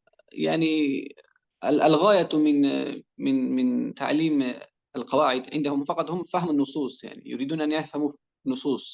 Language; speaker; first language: Arabic; non-native, fluent; Persian